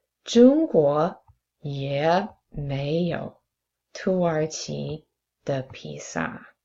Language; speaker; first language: Chinese; non-native, fluent; English